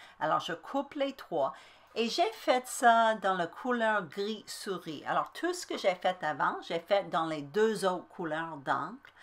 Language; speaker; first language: French; native; French